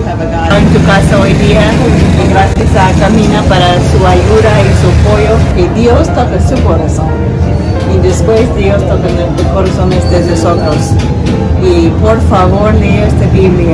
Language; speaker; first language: Spanish; non-native, learner; English